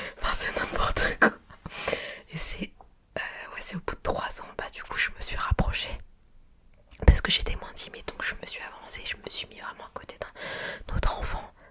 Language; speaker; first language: French; early bilingual, other home language; Vietnamese